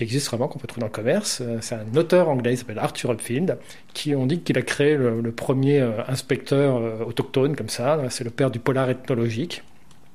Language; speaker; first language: French; native; French